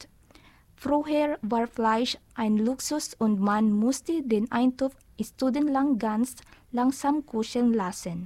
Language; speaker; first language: German; non-native, learner; Filipino